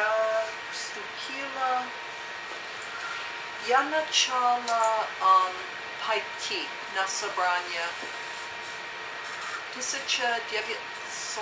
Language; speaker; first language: Russian; non-native, learner; English